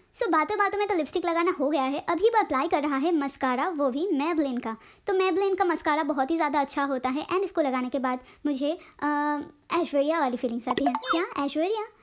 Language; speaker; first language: Hindi; non-native, local second language; Bangla